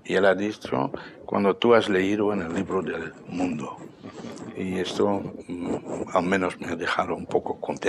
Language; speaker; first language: Spanish; non-native, fluent; Dutch